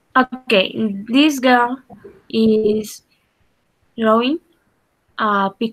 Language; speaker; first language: English; non-native, learner; Spanish